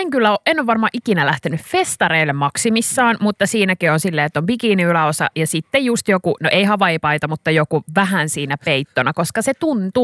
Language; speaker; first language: Finnish; native; Finnish